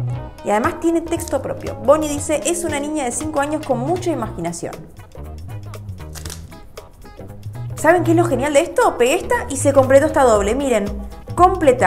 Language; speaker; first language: Spanish; native; Spanish